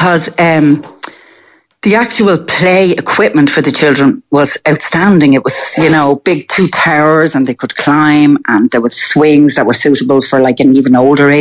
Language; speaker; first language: English; native; English